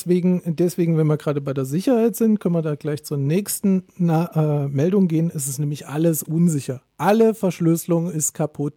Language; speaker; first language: German; native; German